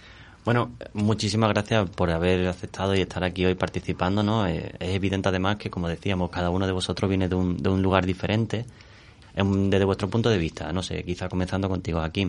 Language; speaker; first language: Spanish; native; Spanish